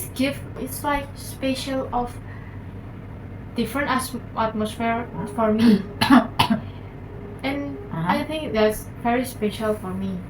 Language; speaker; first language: English; non-native, learner; Indonesian